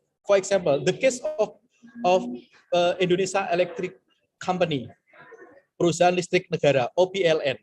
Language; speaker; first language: English; non-native, learner; Indonesian